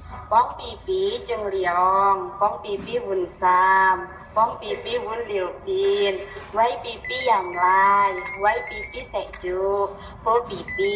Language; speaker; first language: Chinese; non-native, learner; Indonesian